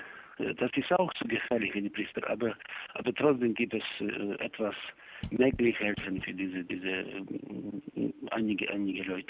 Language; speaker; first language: German; non-native, learner; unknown